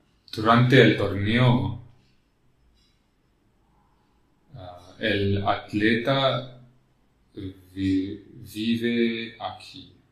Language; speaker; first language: Spanish; non-native, learner; English